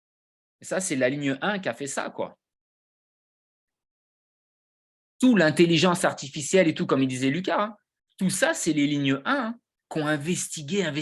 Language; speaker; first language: French; native; French